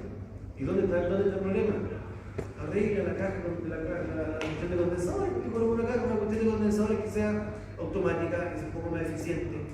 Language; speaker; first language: Spanish; native; Spanish